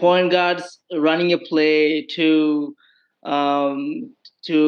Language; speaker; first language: English; non-native, local second language; Southern Sotho